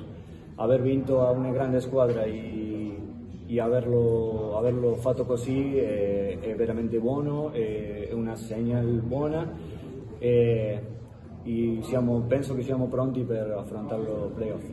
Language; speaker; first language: Italian; non-native, fluent; Spanish